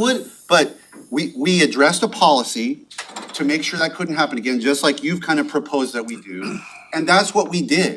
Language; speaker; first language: English; native; English